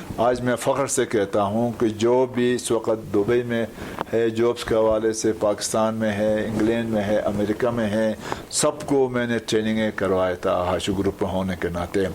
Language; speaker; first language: Urdu; non-native, local second language; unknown